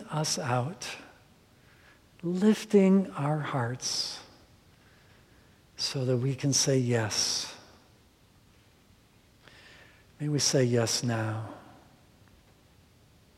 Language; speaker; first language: English; native; English